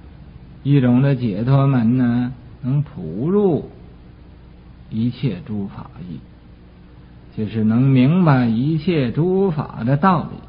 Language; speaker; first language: Chinese; native; Chinese